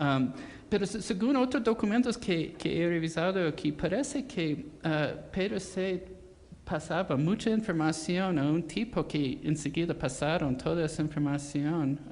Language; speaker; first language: Spanish; non-native, fluent; English